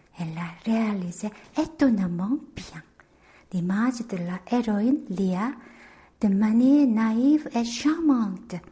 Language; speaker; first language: French; non-native, fluent; Korean